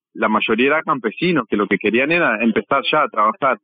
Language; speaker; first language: Spanish; native; Spanish